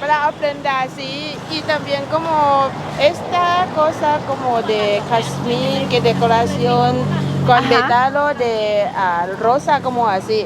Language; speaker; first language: Spanish; non-native, learner; Thai